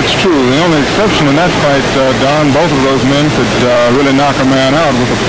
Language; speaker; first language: English; native; English